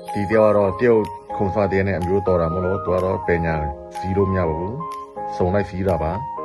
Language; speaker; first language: Burmese; non-native, local second language; Shan